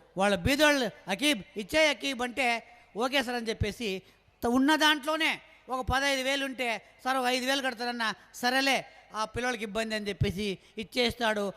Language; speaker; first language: Telugu; non-native, local second language; Kannada